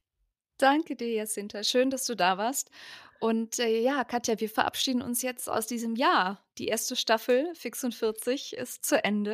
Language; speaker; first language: German; native; German